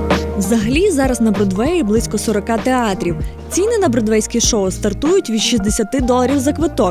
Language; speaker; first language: Ukrainian; native; Ukrainian